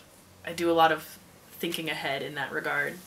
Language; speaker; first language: English; native; English